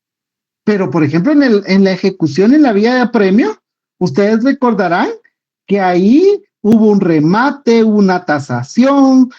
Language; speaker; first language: Spanish; native; Spanish